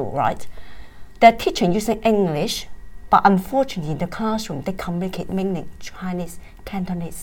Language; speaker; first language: English; non-native, local second language; Cantonese